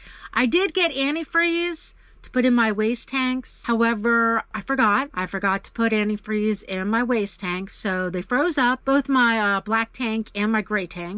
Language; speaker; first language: English; native; English